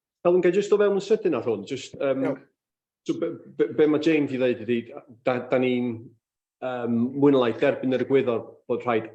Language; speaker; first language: Welsh; native; Welsh